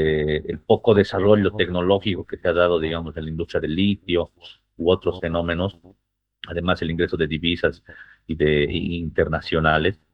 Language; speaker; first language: Spanish; native; Spanish